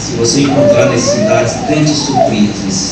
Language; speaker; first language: Portuguese; native; Portuguese